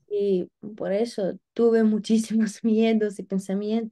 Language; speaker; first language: Spanish; non-native, learner; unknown